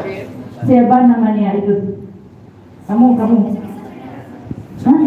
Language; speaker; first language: Indonesian; non-native, learner; Arabic